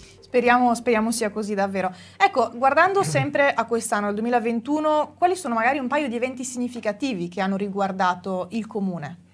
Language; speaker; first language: Italian; native; Italian